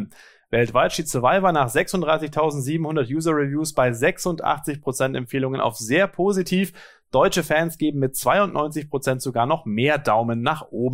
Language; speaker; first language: German; native; German